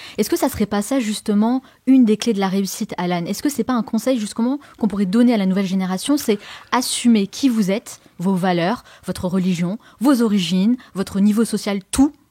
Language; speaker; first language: French; native; French